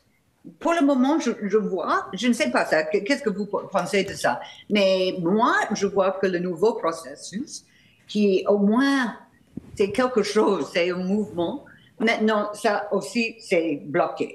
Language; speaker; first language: French; non-native, fluent; English